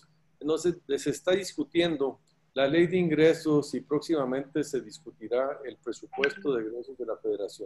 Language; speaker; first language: Spanish; native; Spanish